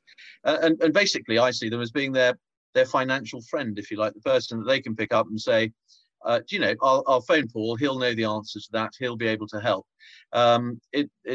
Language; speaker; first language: English; native; English